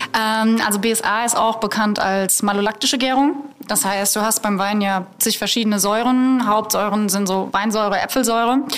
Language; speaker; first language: German; native; German